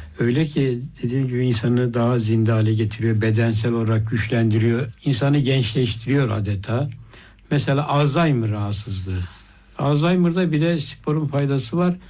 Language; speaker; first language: Turkish; native; Turkish